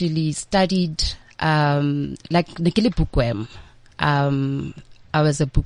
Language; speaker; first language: English; non-native, local second language; Northern Sotho